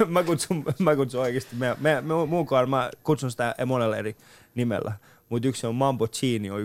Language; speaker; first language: Finnish; early bilingual, other home language; Persian